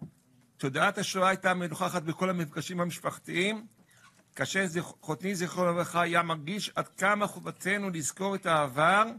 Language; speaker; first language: Hebrew; native; Hebrew